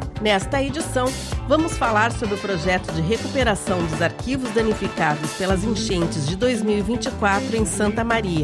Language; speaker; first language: Portuguese; native; Portuguese